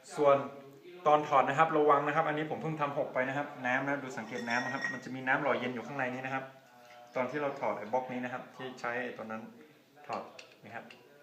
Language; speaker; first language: Thai; native; Thai